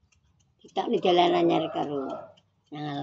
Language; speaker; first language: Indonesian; non-native, local second language; Javanese